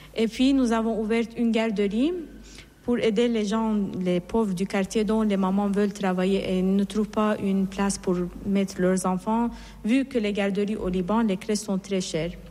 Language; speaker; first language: French; non-native, fluent; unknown